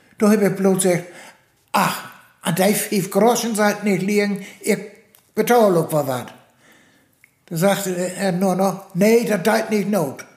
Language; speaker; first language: German; native; German